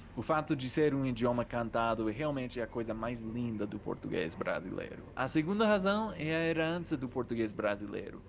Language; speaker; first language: Portuguese; non-native, fluent; English